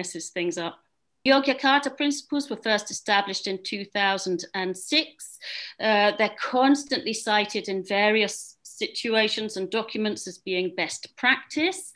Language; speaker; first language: English; native; English